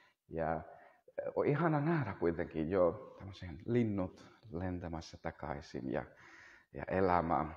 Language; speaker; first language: Finnish; non-native, fluent; Spanish